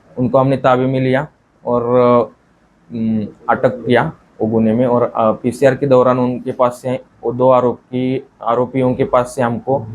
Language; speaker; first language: Hindi; non-native, local second language; Marathi